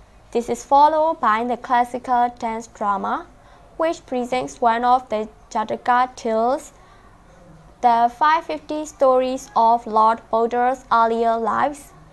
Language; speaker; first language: English; non-native, fluent; Burmese